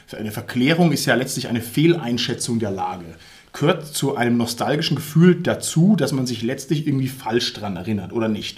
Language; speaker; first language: German; native; German